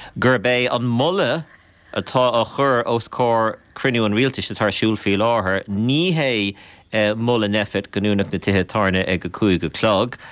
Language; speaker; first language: Irish; native; Irish